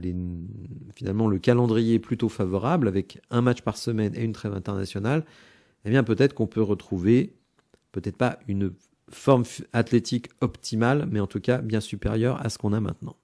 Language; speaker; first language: French; native; French